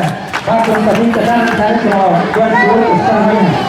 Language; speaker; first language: Catalan; native; Catalan